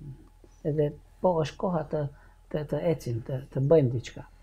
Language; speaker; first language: Albanian; non-native, learner; Hungarian